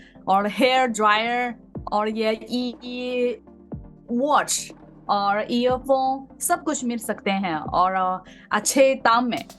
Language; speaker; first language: Hindi; non-native, fluent; Chinese